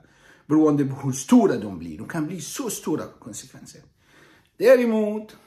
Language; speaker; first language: Swedish; non-native, fluent; Arabic